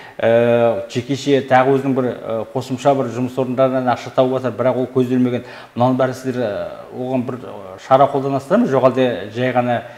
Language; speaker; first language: Kazakh; native; Kazakh